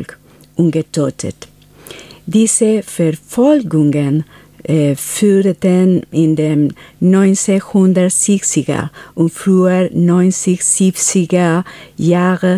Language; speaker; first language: German; non-native, fluent; Spanish